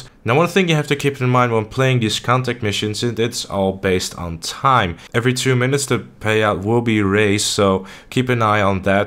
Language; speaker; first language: English; native; English